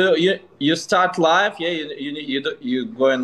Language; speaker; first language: English; non-native, learner; Russian